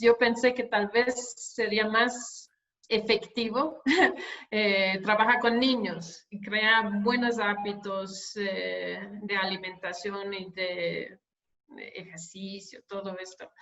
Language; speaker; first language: Spanish; non-native, fluent; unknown